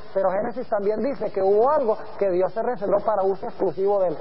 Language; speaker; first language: Spanish; early bilingual, other home language; English